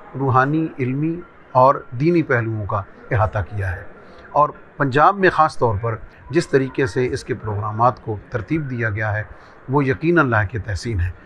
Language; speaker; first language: Urdu; non-native, local second language; Punjabi